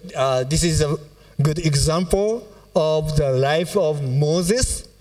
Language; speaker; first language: English; non-native, fluent; Japanese